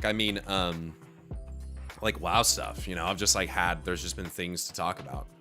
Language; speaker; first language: English; native; English